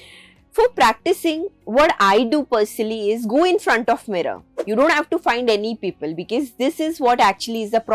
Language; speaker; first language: English; non-native, local second language; Hindi